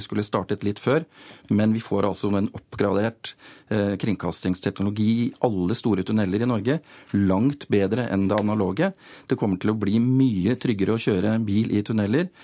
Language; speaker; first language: Norwegian; native; Norwegian